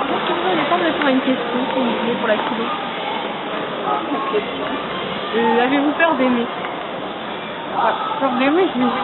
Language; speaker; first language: French; native; French